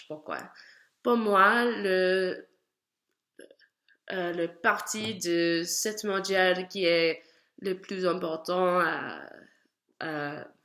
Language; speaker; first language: French; non-native, learner; English